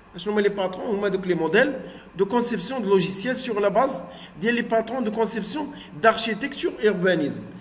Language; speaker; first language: French; non-native, local second language; Arabic